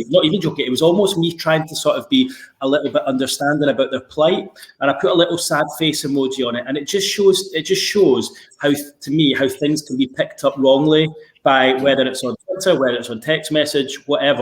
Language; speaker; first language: English; native; English